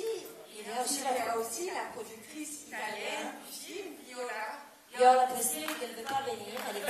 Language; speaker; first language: French; non-native, fluent; Italian